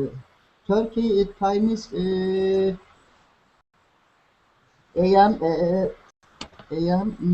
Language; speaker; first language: English; non-native, learner; Turkish